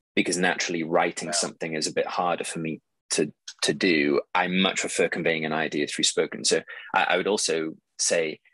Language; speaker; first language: English; native; English